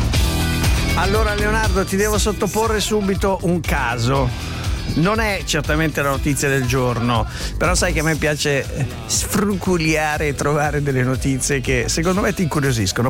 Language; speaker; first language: Italian; native; Italian